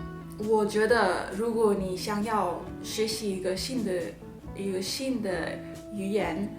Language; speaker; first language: Chinese; non-native, learner; English